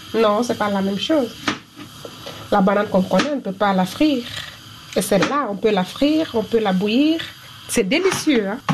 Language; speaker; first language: French; non-native, local second language; Fula